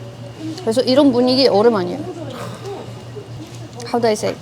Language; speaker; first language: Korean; non-native, learner; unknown